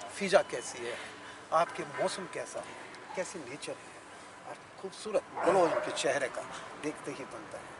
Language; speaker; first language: Hindi; native; Hindi